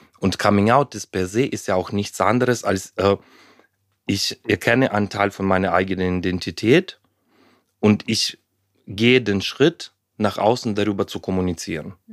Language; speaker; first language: German; non-native, fluent; Ukrainian